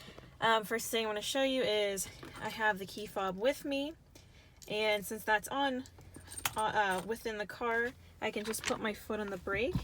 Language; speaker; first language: English; native; English